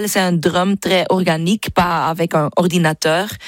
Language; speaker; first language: French; non-native, fluent; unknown